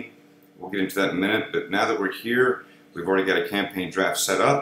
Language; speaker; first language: English; native; English